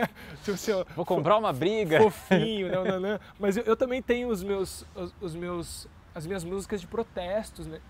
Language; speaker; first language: Portuguese; native; Portuguese